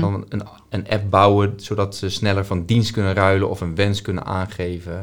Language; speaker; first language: Dutch; native; Dutch